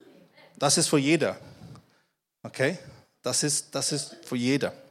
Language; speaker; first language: German; non-native, fluent; English